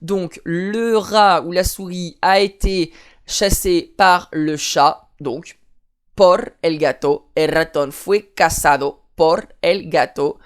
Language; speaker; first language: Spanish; non-native, fluent; French